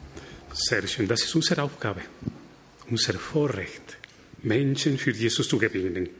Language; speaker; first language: German; non-native, fluent; Spanish